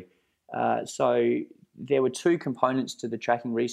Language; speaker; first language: English; native; English